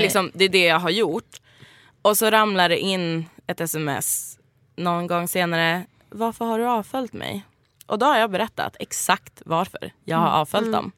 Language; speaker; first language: Swedish; native; Swedish